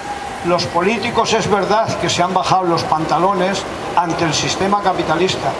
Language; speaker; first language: Spanish; native; Spanish